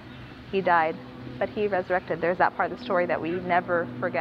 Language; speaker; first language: English; early bilingual, other home language; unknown